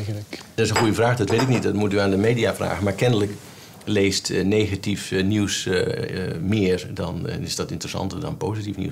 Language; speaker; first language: Dutch; native; Dutch